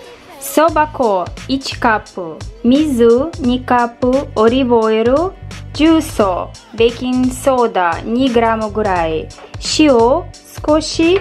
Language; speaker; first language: Japanese; non-native, fluent; Russian